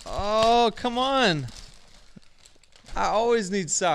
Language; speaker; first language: English; native; English